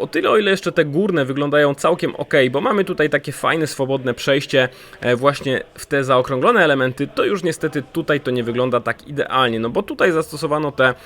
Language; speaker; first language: Polish; native; Polish